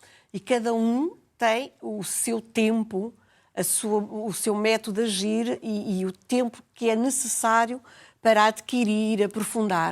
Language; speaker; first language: Portuguese; native; Portuguese